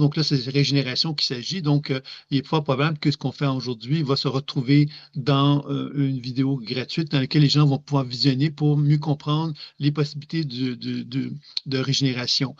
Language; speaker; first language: French; native; French